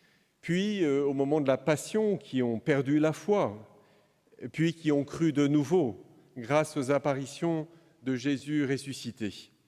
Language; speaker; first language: French; native; French